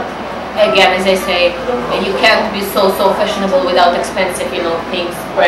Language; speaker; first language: English; non-native, learner; Russian